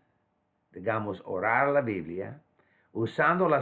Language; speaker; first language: Spanish; non-native, fluent; English